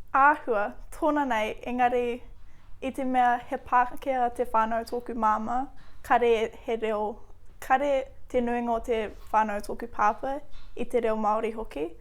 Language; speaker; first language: Māori; native; Māori